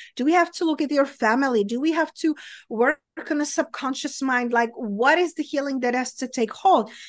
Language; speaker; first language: English; non-native, fluent; Czech